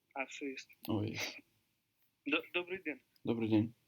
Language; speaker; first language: Russian; non-native, learner; Arabic